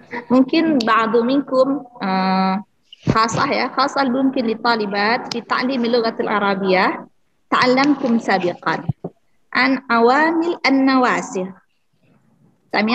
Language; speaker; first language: Arabic; non-native, fluent; Indonesian